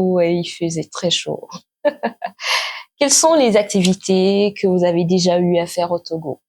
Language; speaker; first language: French; native; French